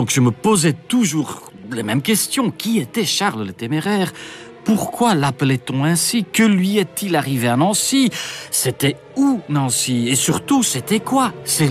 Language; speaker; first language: French; non-native, fluent; Dutch